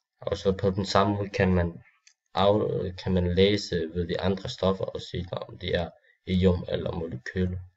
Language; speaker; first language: Danish; non-native, learner; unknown